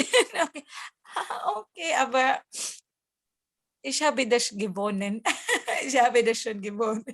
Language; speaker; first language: German; non-native, learner; Cebuano